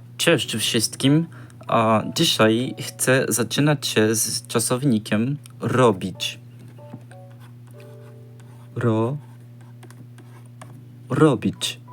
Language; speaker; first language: Polish; non-native, learner; Portuguese